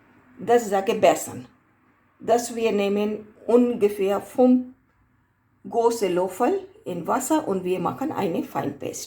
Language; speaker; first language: German; non-native, learner; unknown